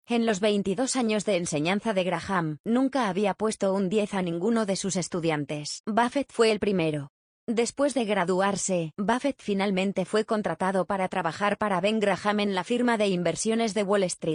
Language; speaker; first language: Spanish; native; Spanish